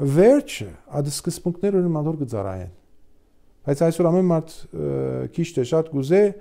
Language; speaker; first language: Armenian; early bilingual, heritage; Armenian